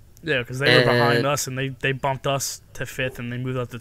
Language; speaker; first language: English; native; English